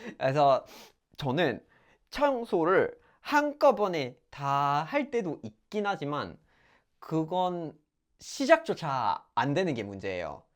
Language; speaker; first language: Korean; non-native, fluent; English